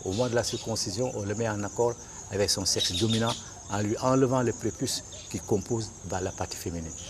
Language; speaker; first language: French; non-native, local second language; Bambara